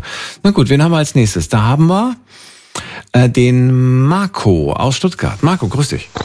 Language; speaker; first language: German; native; German